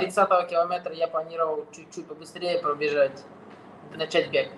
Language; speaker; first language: Russian; non-native, fluent; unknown